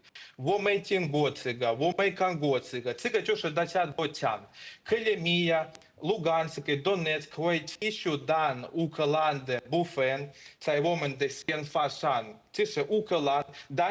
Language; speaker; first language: Chinese; non-native, fluent; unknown